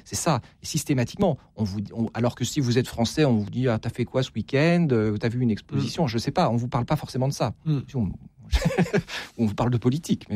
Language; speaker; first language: French; native; French